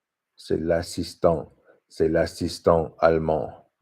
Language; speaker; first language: French; non-native, learner; English